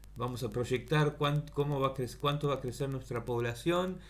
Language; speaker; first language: Spanish; native; Spanish